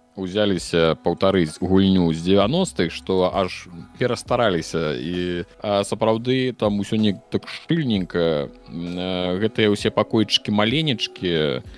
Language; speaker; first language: Belarusian; non-native, local second language; Russian